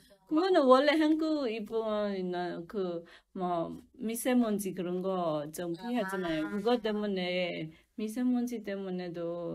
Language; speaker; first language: Korean; non-native, learner; Burmese